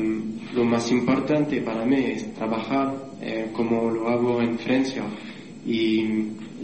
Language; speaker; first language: Spanish; non-native, learner; French